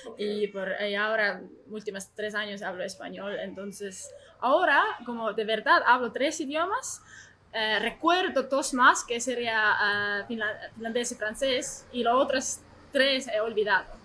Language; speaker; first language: Spanish; non-native, learner; Estonian